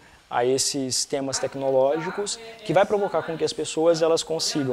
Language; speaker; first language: Portuguese; native; Portuguese